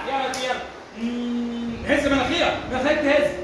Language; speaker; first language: Arabic; native; Arabic